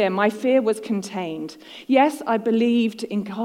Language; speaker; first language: English; native; English